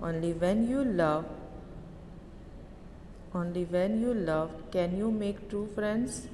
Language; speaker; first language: English; non-native, local second language; Hindi